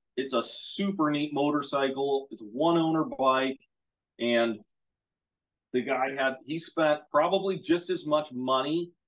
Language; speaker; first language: English; native; English